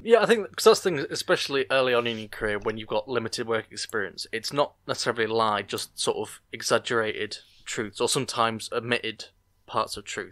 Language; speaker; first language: English; native; English